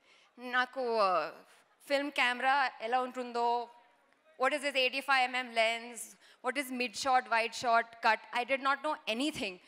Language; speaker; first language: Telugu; non-native, learner; Kannada